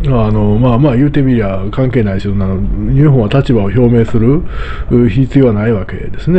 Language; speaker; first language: Japanese; native; Japanese